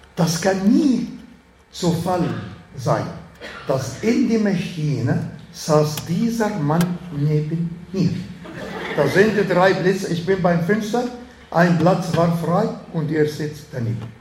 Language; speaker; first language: German; non-native, learner; Arabic